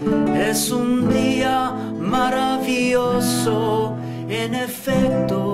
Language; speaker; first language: Spanish; non-native, learner; English